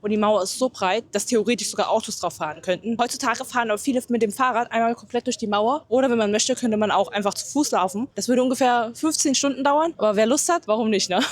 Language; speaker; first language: German; native; German